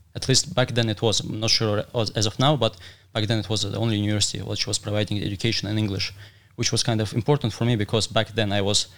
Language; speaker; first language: English; non-native, fluent; Russian